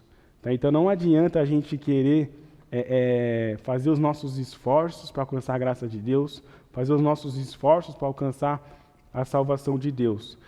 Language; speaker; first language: Portuguese; native; Portuguese